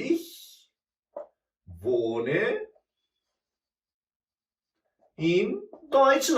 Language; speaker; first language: German; non-native, fluent; Portuguese